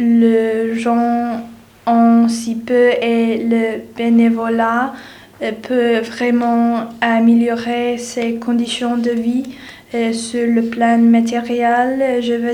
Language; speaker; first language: French; non-native, learner; English